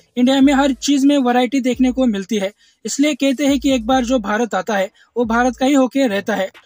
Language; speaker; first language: Hindi; native; Hindi